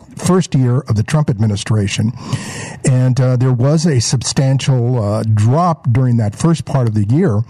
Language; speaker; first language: English; native; English